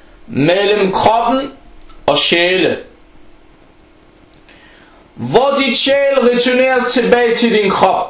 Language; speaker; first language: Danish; non-native, fluent; Arabic